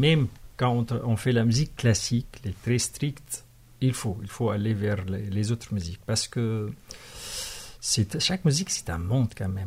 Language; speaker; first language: French; non-native, fluent; Arabic